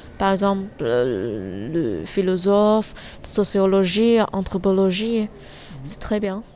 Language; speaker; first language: French; non-native, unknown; Chinese